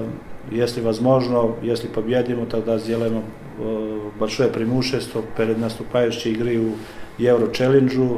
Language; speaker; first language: Russian; non-native, learner; Serbian